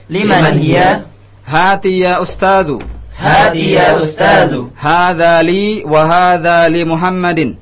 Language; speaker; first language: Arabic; non-native, fluent; Indonesian